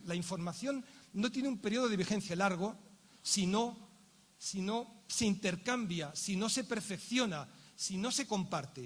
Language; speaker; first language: Spanish; native; Spanish